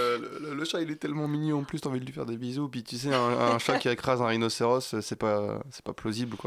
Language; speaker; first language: French; native; French